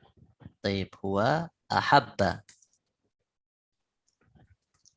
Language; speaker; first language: Arabic; non-native, fluent; Indonesian